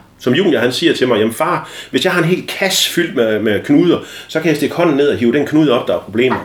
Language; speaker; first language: Danish; native; Danish